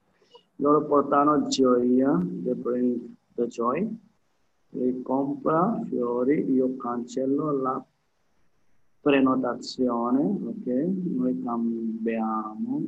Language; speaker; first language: Italian; non-native, learner; Hindi